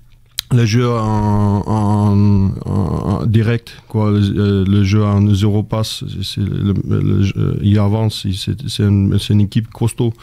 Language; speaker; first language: French; non-native, fluent; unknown